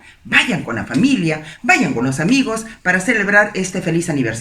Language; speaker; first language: Spanish; native; Spanish